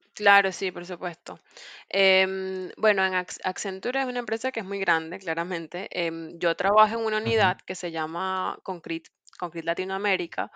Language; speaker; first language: Spanish; native; Spanish